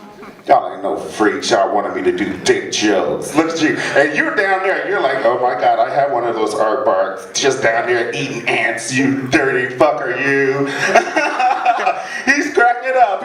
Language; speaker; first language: English; native; English